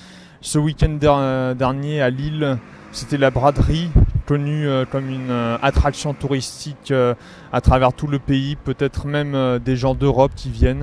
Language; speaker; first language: French; native; French